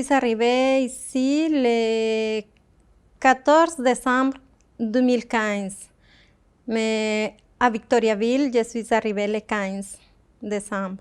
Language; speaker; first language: French; non-native, fluent; Spanish